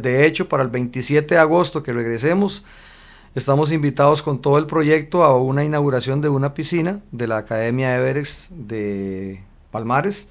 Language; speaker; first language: Spanish; native; Spanish